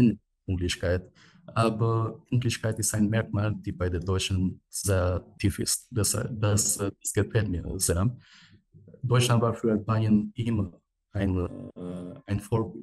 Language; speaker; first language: German; non-native, fluent; Albanian